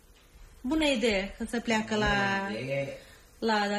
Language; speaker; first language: Romanian; non-native, fluent; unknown